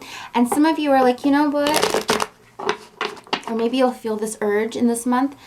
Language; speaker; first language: English; native; English